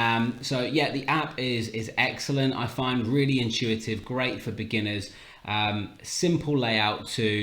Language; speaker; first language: English; native; English